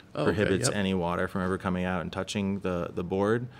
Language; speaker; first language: English; native; English